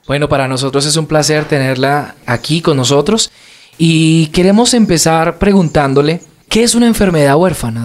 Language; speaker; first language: Spanish; native; Spanish